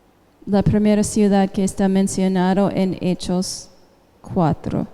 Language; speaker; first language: Spanish; non-native, fluent; English